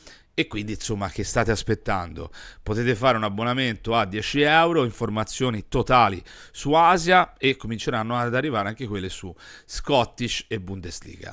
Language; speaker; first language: Italian; native; Italian